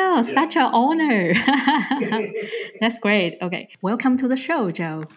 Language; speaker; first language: English; non-native, fluent; Chinese